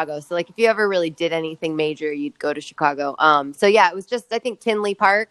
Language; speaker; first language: English; native; English